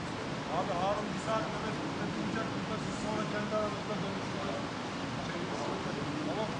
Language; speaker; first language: Turkish; native; Turkish